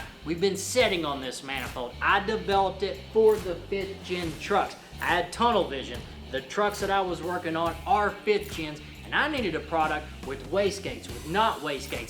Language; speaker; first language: English; native; English